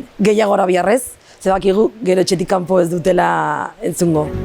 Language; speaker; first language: Basque; non-native, local second language; Arabic